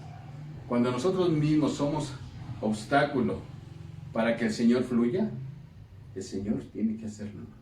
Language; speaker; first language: Spanish; native; Spanish